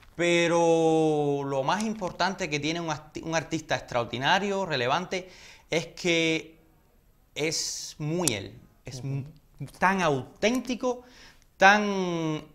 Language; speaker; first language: Spanish; native; Spanish